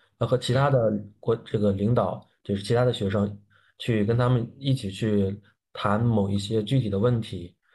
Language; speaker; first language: Chinese; native; Chinese